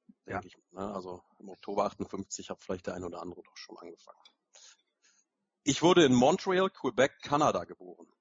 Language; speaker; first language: German; native; German